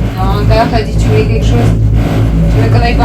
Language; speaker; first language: French; native; French